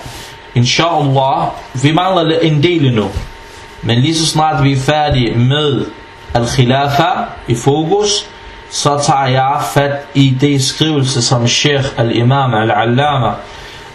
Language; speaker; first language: Danish; non-native, fluent; Arabic